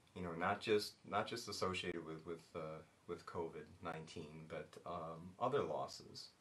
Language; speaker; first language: English; native; English